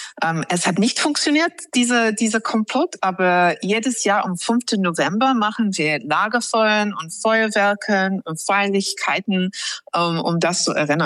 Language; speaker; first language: German; non-native, fluent; English